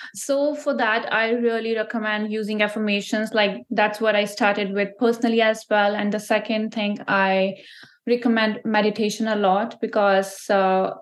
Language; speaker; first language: English; non-native, local second language; Punjabi